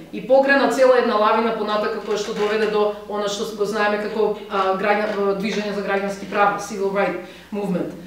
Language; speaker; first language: Macedonian; native; Macedonian